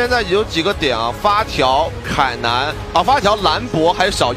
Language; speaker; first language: Chinese; native; Chinese